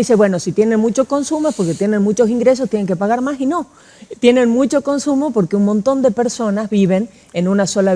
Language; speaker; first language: Spanish; native; Spanish